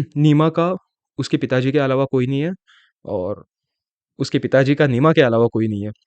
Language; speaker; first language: Hindi; non-native, local second language; Marathi